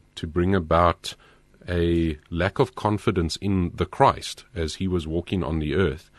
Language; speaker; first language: English; native; English